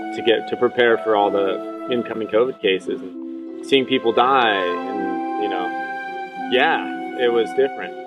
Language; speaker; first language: English; native; English